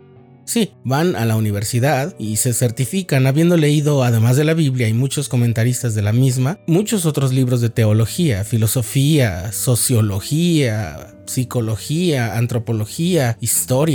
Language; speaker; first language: Spanish; native; Spanish